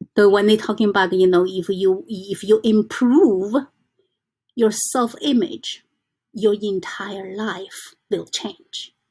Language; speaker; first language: English; non-native, learner; Chinese